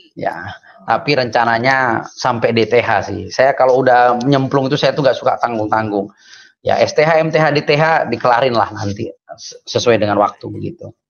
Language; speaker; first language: Indonesian; native; Indonesian